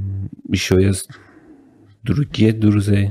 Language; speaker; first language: Russian; non-native, learner; Persian